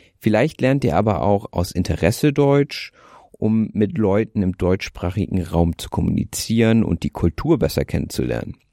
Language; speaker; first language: German; native; German